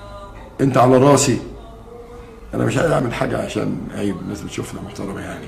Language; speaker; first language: Arabic; native; Arabic